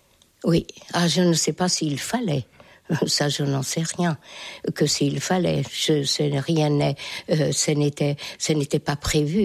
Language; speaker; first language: French; non-native, fluent; Hungarian